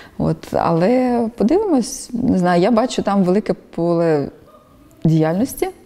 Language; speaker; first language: Ukrainian; native; Ukrainian